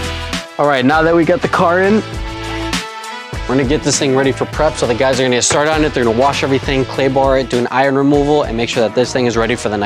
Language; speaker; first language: English; native; English